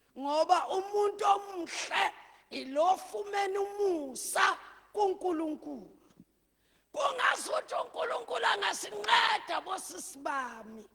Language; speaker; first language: Zulu; non-native, local second language; Swati